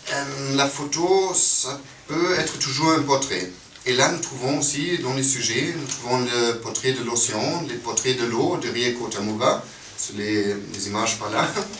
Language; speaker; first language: French; non-native, fluent; German